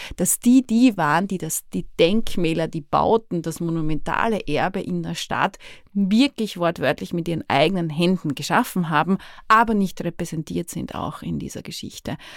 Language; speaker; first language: German; native; German